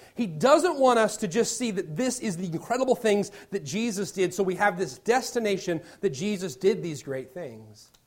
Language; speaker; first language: English; native; English